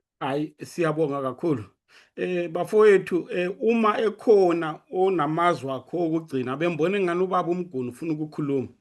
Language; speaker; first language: Zulu; native; Zulu